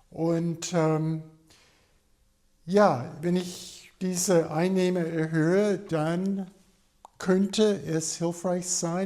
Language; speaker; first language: German; non-native, fluent; English